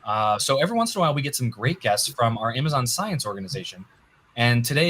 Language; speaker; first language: English; native; English